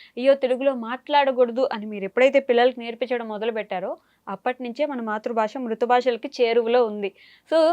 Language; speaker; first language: Telugu; native; Telugu